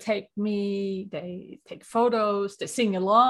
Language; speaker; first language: English; non-native, fluent; Swedish